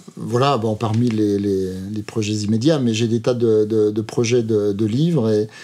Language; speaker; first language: French; native; French